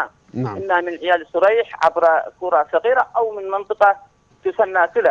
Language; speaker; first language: Arabic; native; Arabic